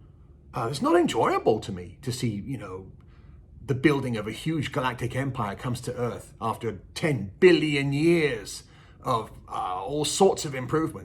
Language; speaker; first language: English; native; English